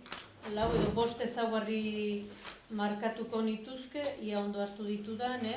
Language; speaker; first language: Basque; native; Basque